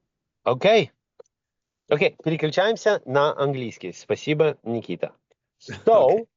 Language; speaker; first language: Russian; early bilingual, other home language; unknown